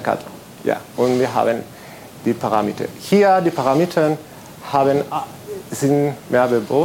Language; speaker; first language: German; non-native, fluent; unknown